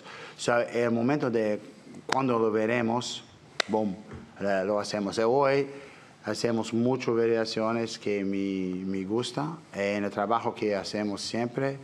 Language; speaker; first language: Spanish; non-native, learner; English